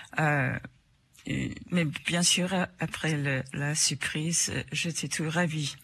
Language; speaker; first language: French; non-native, fluent; English